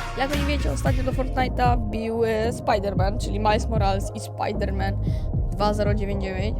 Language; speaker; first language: Polish; native; Polish